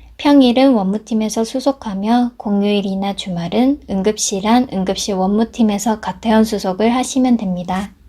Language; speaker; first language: Korean; native; Korean